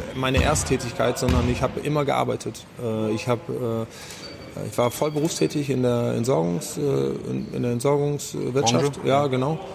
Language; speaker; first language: German; early bilingual, other home language; Danish